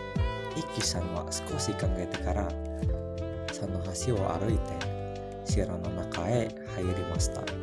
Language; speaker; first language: Japanese; non-native, learner; Indonesian